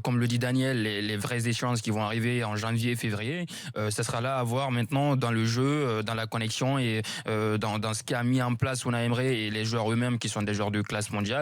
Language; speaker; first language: French; native; French